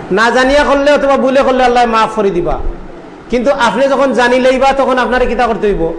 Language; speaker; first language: Bangla; native; Bangla